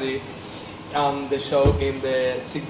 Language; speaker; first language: English; non-native, learner; Spanish